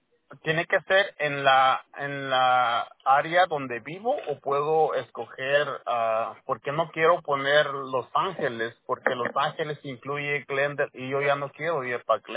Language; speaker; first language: Spanish; early bilingual, heritage; Spanish